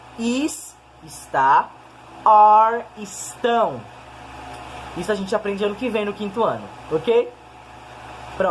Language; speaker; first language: Portuguese; native; Portuguese